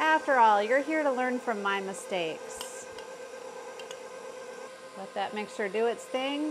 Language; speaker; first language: English; native; English